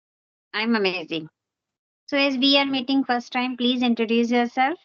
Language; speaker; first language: English; non-native, local second language; Hindi